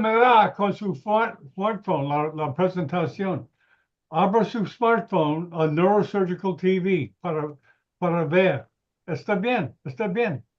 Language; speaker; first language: Spanish; non-native, learner; English